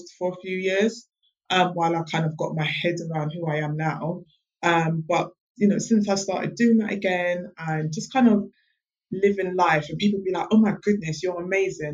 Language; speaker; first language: English; native; English